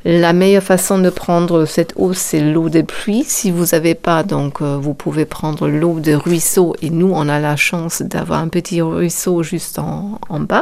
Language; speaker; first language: French; non-native, fluent; German